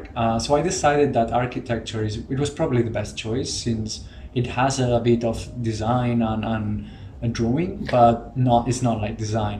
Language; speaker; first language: English; non-native, fluent; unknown